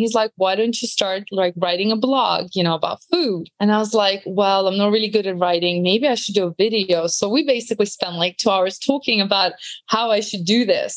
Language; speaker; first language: English; non-native, fluent; Latvian